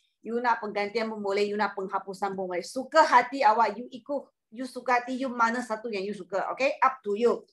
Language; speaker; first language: Malay; non-native, local second language; Chinese